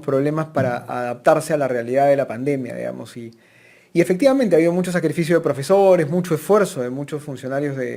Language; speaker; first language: Spanish; native; Spanish